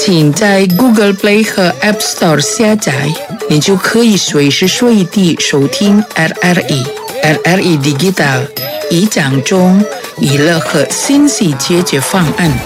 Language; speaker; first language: Chinese; early bilingual, heritage; Chinese